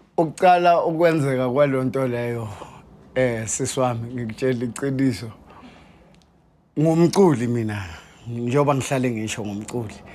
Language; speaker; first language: Zulu; native; Zulu